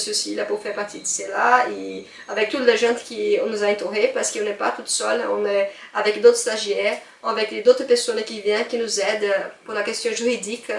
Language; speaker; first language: French; non-native, fluent; Portuguese